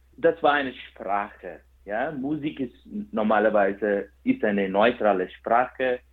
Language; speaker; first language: German; non-native, fluent; Kannada